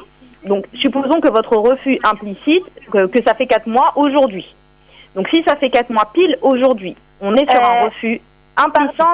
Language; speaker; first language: French; native; French